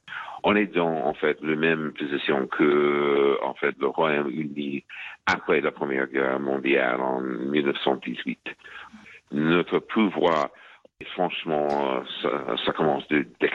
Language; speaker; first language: French; non-native, fluent; English